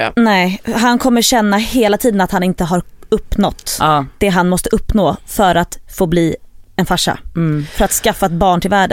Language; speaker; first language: Swedish; native; Swedish